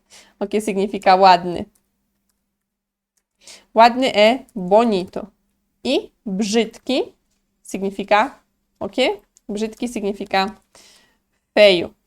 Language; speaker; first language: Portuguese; non-native, fluent; Polish